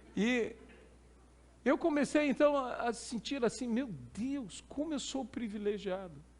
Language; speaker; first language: Portuguese; native; Portuguese